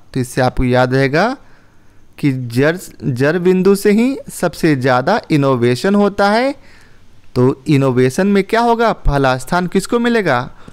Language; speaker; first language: Hindi; native; Hindi